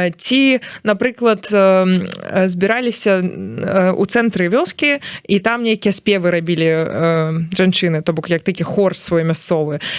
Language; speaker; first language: Belarusian; native; Belarusian